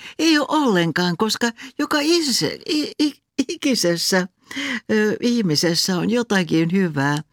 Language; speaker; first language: Finnish; non-native, local second language; Swedish